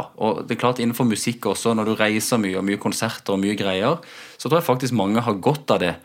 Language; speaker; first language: Norwegian; native; Norwegian